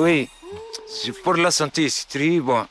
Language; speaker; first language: French; non-native, learner; Arabic